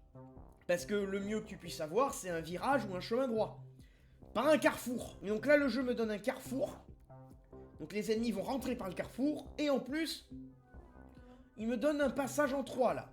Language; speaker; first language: French; native; French